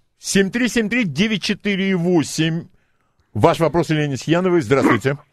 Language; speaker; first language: Russian; native; Russian